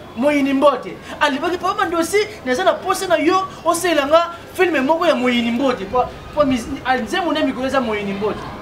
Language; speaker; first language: Lingala; native; Lingala